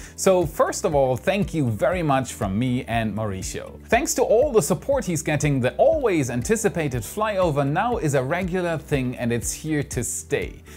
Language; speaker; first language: English; non-native, fluent; German